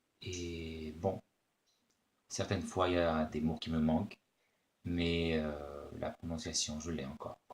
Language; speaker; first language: French; early bilingual, other home language; Spanish